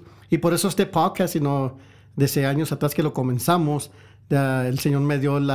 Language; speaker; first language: Spanish; early bilingual, heritage; Spanish